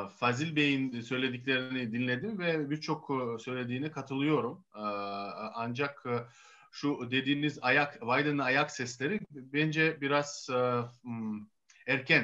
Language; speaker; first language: Turkish; non-native, fluent; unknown